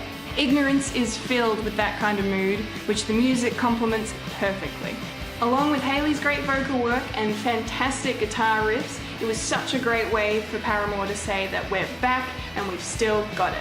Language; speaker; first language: English; native; English